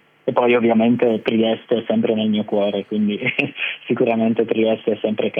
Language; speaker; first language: Italian; native; Italian